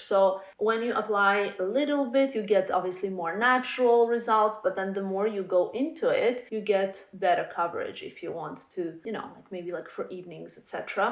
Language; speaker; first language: English; non-native, fluent; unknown